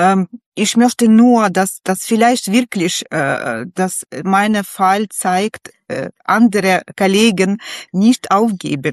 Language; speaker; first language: German; non-native, learner; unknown